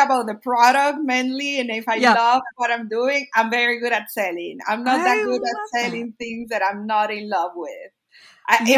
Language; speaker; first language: English; non-native, fluent; Spanish